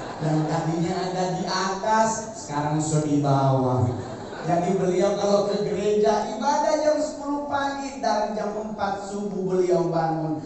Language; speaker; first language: Indonesian; native; Indonesian